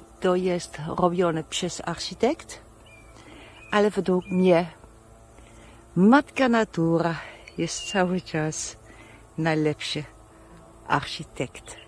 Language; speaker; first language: Polish; non-native, learner; Dutch